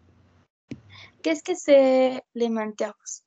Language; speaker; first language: French; non-native, learner; Spanish